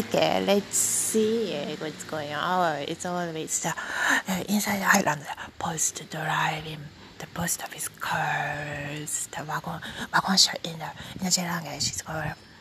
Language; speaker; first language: English; non-native, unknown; Japanese